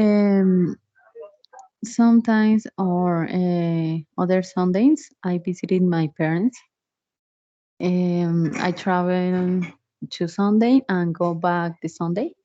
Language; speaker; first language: English; non-native, learner; Spanish